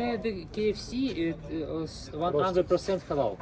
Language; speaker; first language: English; non-native, learner; Russian